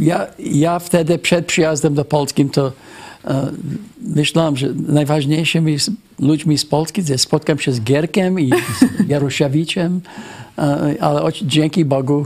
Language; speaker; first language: Polish; non-native, fluent; English